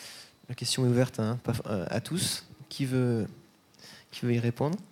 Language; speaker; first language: French; native; French